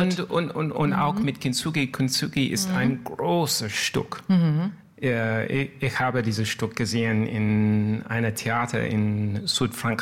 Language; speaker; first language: German; non-native, learner; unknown